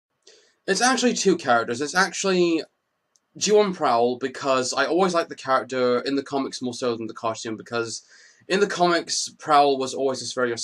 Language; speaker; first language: English; native; English